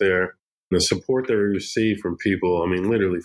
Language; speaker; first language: English; native; English